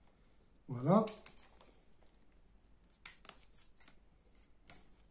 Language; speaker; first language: French; non-native, local second language; Arabic